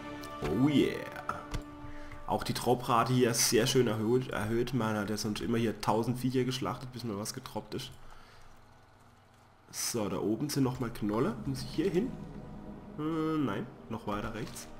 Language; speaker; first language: German; native; German